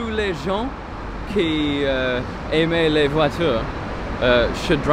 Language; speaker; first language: French; non-native, learner; English